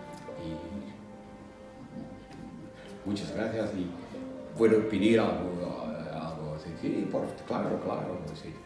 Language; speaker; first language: Spanish; non-native, learner; Dutch